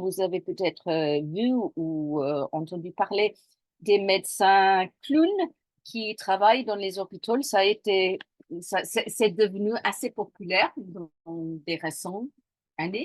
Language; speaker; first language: French; non-native, fluent; English